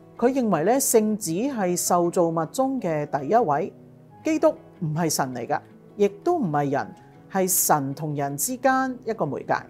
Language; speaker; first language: Chinese; native; Chinese